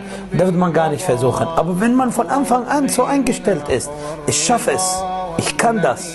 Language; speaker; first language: German; non-native, fluent; Arabic